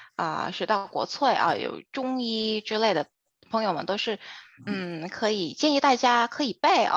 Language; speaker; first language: Chinese; non-native, fluent; Indonesian